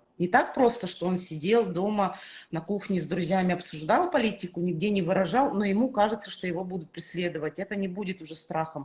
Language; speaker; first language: Russian; native; Russian